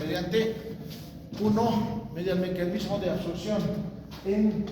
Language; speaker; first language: Spanish; native; Spanish